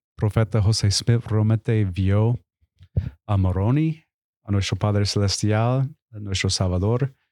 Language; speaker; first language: Spanish; non-native, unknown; English